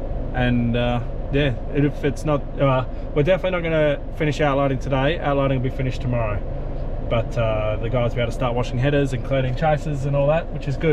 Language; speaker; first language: English; native; English